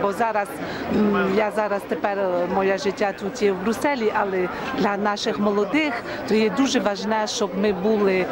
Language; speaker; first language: Ukrainian; early bilingual, heritage; Ukrainian